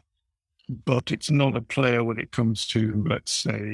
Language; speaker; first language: English; native; English